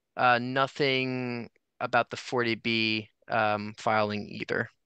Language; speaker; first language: English; native; English